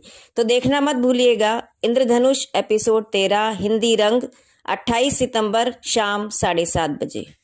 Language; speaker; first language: Hindi; native; Hindi